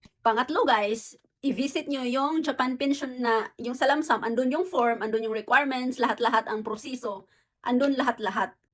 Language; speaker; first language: Filipino; native; Filipino